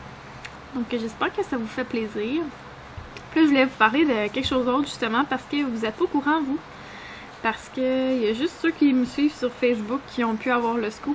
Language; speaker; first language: French; native; French